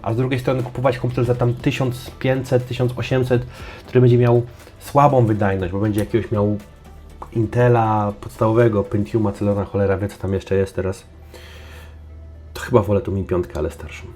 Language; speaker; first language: Polish; native; Polish